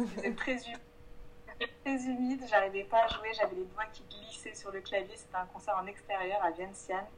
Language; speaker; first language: French; native; French